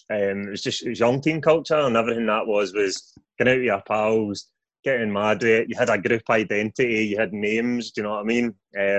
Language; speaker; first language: English; native; English